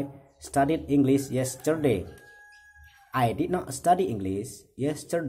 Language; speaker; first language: English; non-native, learner; Indonesian